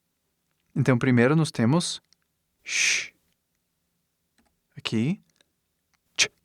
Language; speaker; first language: Portuguese; non-native, fluent; English